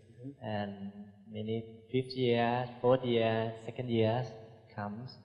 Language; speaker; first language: English; non-native, learner; Thai